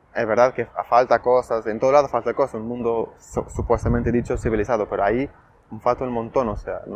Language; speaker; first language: Spanish; non-native, fluent; Portuguese